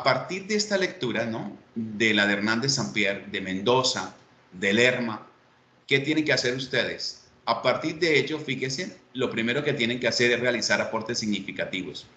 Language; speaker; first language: Spanish; native; Spanish